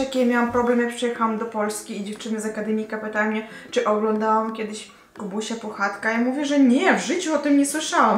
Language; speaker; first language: Polish; non-native, fluent; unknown